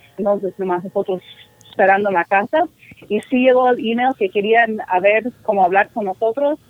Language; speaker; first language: Spanish; non-native, fluent; English